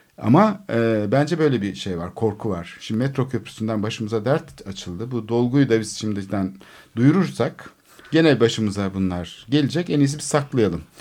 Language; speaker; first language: Turkish; native; Turkish